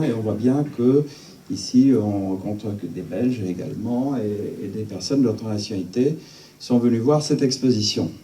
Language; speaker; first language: French; native; French